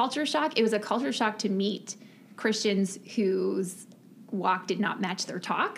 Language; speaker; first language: English; native; English